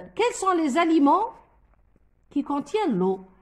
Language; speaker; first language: French; non-native, local second language; Arabic